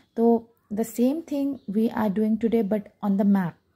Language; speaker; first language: English; non-native, local second language; Hindi